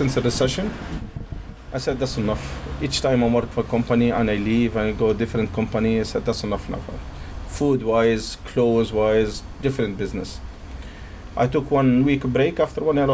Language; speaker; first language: English; non-native, fluent; Arabic